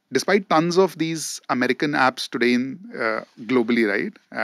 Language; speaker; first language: English; non-native, local second language; Hindi